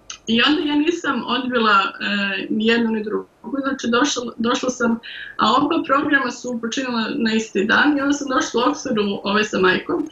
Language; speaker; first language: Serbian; early bilingual, heritage; Serbian